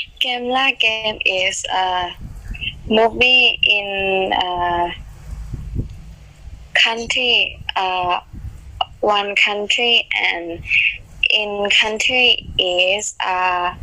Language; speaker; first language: English; non-native, learner; Thai